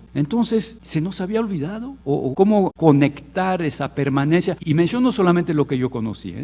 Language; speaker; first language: Spanish; non-native, fluent; French